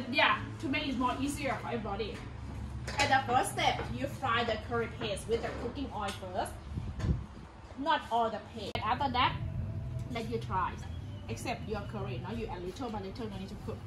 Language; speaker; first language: English; non-native, fluent; Thai